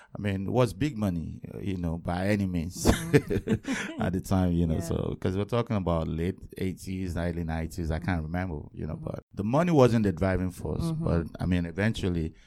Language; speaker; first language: English; non-native, local second language; Yoruba